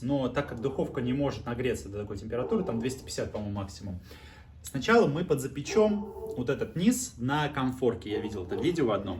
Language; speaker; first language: Russian; native; Russian